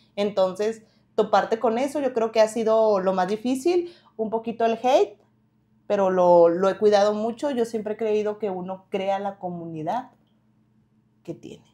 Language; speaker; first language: Spanish; native; Spanish